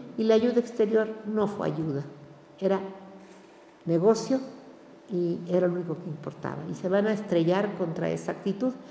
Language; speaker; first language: Spanish; native; Spanish